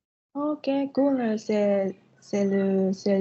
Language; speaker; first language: French; non-native, fluent; Vietnamese